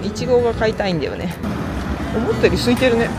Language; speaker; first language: Japanese; native; Japanese